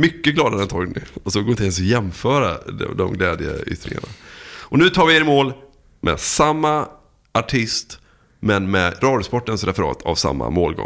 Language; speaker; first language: Swedish; native; Swedish